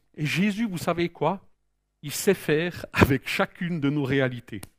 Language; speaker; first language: French; native; French